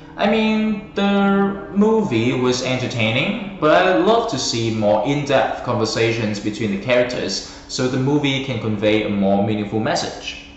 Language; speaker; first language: English; non-native, fluent; Vietnamese